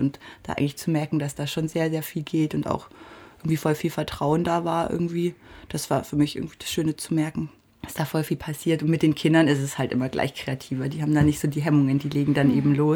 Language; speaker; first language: German; native; German